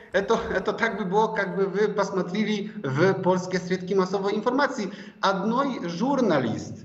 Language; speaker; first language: Russian; non-native, fluent; Polish